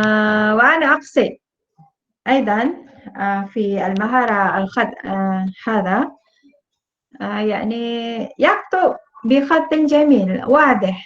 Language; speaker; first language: Arabic; non-native, fluent; Malay